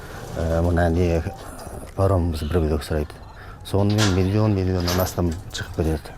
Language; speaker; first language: Kazakh; native; Kazakh